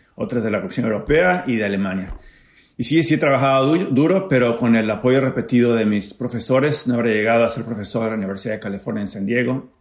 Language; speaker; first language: Spanish; native; Spanish